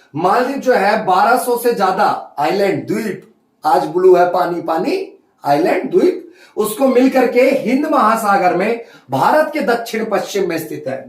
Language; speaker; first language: Hindi; native; Hindi